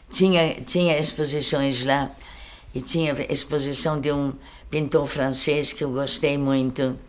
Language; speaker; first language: Portuguese; early bilingual, other home language; German